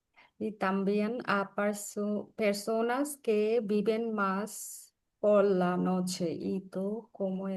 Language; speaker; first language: Spanish; non-native, learner; Bangla